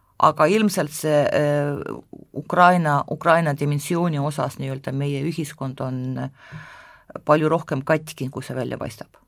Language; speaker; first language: Estonian; non-native, local second language; Russian